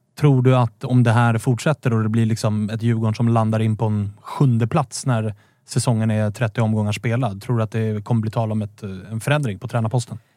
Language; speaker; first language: Swedish; native; Swedish